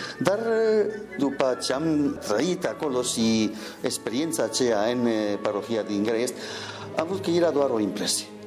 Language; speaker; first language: Romanian; non-native, fluent; Spanish